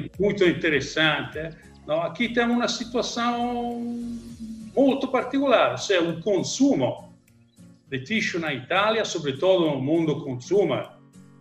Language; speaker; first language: Portuguese; non-native, learner; Italian